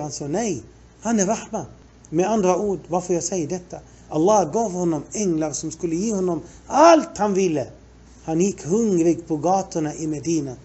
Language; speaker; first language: Swedish; non-native, fluent; Arabic